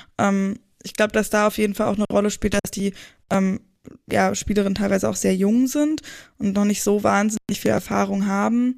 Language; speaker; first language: German; native; German